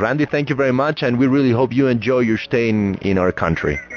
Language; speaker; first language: English; non-native, fluent; Spanish